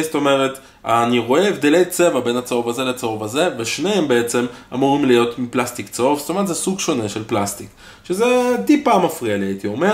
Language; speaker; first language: Hebrew; native; Hebrew